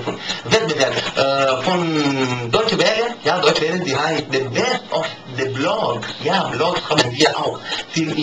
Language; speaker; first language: German; non-native, learner; Portuguese